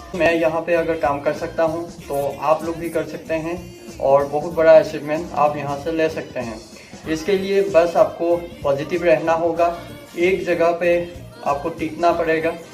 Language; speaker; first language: Hindi; non-native, local second language; Assamese